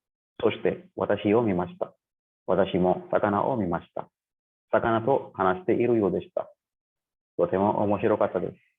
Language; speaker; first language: Japanese; non-native, learner; Hindi